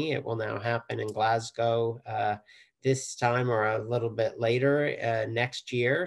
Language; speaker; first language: English; native; English